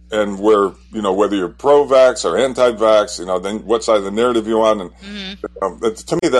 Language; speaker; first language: English; native; English